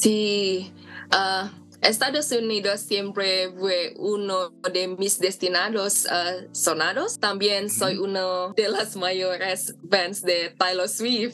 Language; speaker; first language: Spanish; non-native, learner; Indonesian